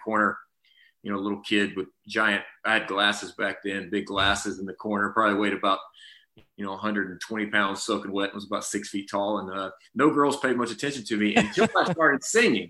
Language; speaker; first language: English; native; English